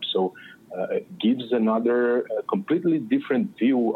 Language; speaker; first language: English; non-native, fluent; Portuguese